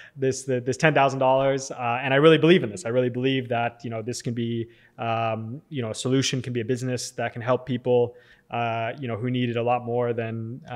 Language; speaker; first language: English; native; English